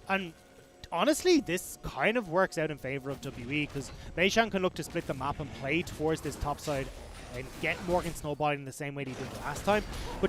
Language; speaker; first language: English; native; English